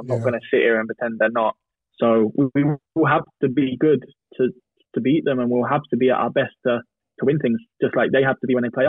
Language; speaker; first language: English; native; English